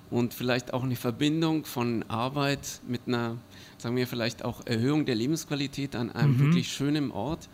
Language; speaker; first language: German; early bilingual, other home language; Spanish